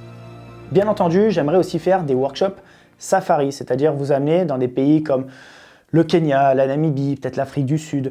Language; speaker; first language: French; native; French